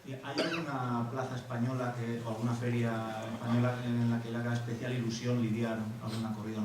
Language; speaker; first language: Spanish; native; Spanish